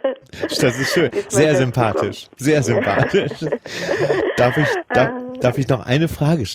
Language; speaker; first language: German; native; German